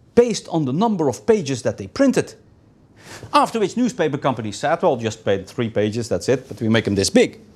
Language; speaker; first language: English; non-native, fluent; Dutch